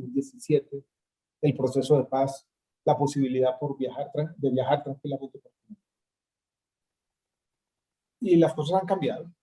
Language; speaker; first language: Spanish; native; Spanish